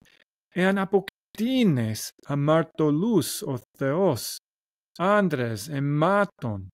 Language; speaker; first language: Greek; non-native, learner; English